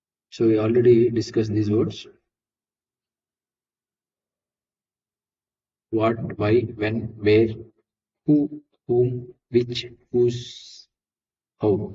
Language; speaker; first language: English; non-native, local second language; Telugu